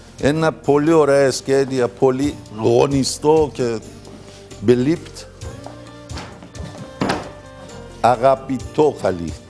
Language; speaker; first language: Greek; non-native, learner; Persian